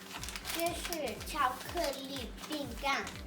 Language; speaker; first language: Chinese; non-native, learner; English